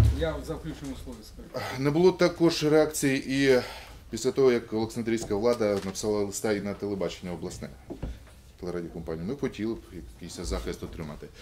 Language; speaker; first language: Ukrainian; non-native, local second language; Russian